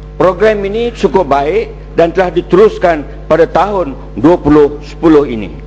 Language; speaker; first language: Malay; native; Malay